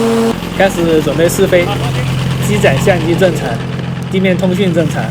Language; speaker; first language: Chinese; native; Chinese